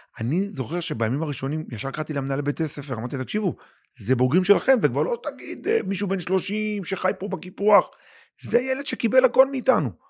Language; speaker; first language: Hebrew; native; Hebrew